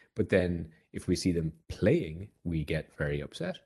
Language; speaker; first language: English; native; English